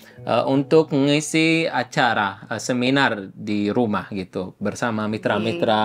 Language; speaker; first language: Indonesian; non-native, fluent; Arabic